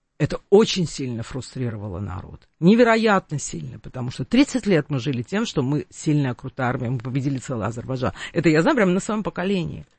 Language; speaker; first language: Russian; non-native, local second language; Armenian